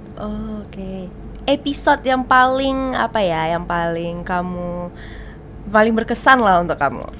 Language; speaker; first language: Indonesian; native; Indonesian